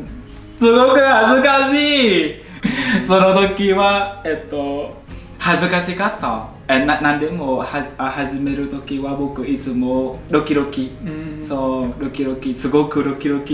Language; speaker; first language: Japanese; non-native, learner; Vietnamese